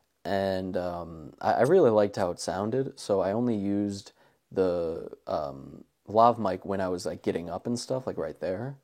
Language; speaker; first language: English; native; English